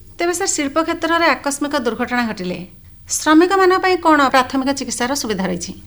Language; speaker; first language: Odia; native; Odia